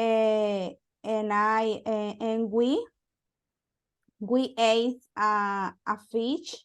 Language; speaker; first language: English; non-native, learner; Spanish